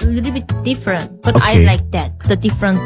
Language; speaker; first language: English; non-native, learner; Korean